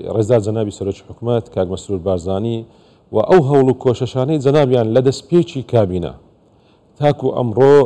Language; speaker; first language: Central Kurdish; non-native, local second language; Assyrian Neo-Aramaic